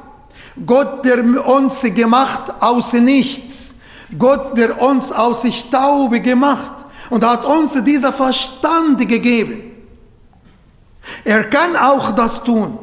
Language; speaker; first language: German; non-native, fluent; Arabic